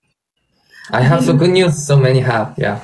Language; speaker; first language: English; non-native, learner; Korean